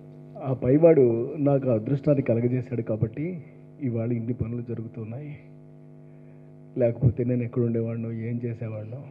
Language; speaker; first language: Telugu; native; Telugu